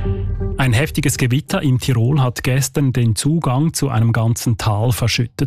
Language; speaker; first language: German; native; German